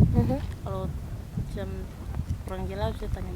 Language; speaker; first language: Indonesian; non-native, learner; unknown